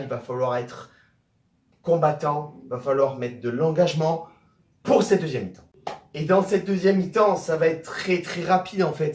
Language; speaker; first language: French; native; French